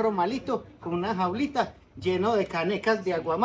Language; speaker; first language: Spanish; native; Spanish